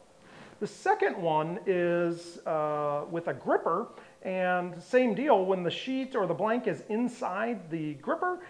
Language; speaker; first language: English; native; English